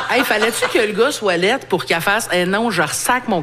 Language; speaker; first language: French; native; French